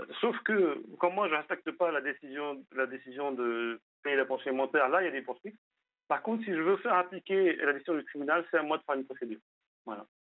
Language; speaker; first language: French; native; French